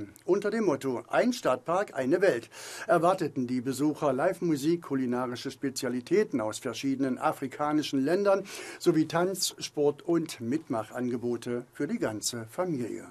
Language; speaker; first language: German; native; German